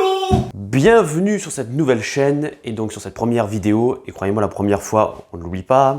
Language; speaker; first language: French; native; French